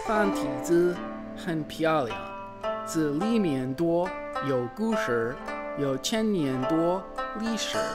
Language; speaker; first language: Chinese; non-native, learner; English